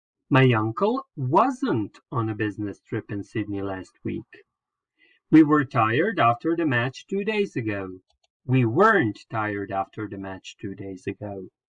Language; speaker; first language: English; non-native, fluent; Croatian